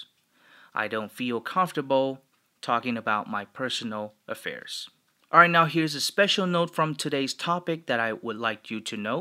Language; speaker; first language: English; non-native, fluent; Chinese